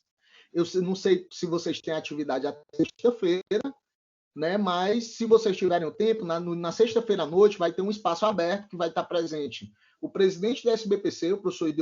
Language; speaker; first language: Portuguese; native; Portuguese